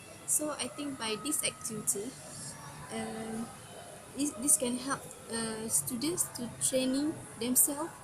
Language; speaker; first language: English; non-native, local second language; Malay